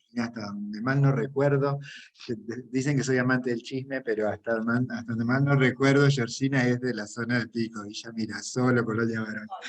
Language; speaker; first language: Spanish; native; Spanish